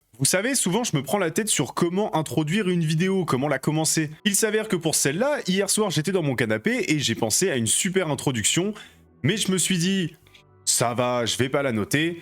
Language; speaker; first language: French; native; French